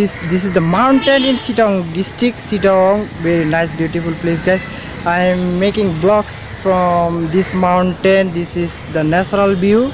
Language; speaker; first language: English; non-native, learner; Bangla